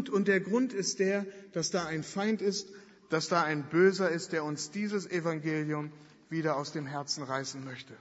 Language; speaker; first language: German; native; German